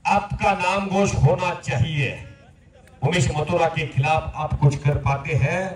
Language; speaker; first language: Hindi; non-native, local second language; Marathi